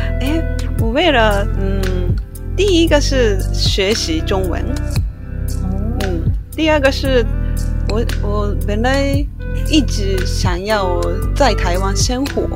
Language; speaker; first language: Chinese; non-native, learner; Japanese